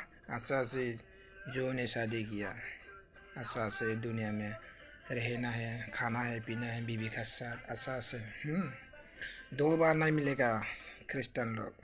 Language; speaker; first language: Hindi; non-native, local second language; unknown